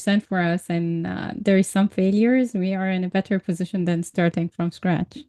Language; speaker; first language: English; non-native, fluent; Arabic